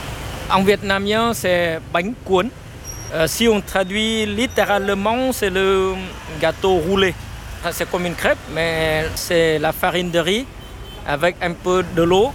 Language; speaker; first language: French; non-native, fluent; Vietnamese